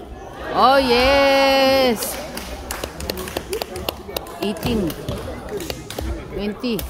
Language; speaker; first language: Korean; non-native, fluent; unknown